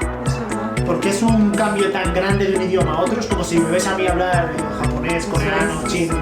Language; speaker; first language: Spanish; native; Spanish